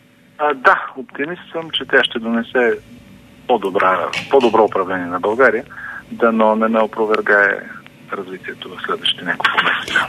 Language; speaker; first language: Bulgarian; native; Bulgarian